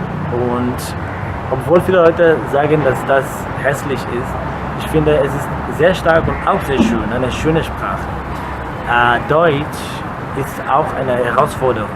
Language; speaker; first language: German; non-native, fluent; Portuguese